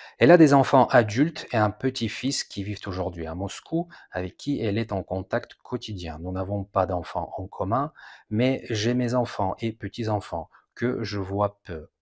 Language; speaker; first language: French; non-native, fluent; Russian